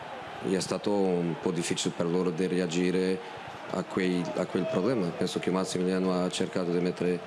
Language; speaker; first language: Italian; non-native, fluent; Portuguese